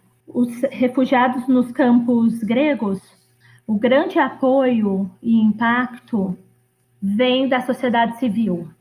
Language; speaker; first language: Portuguese; non-native, fluent; Greek